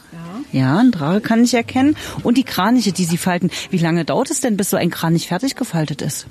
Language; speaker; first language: German; native; German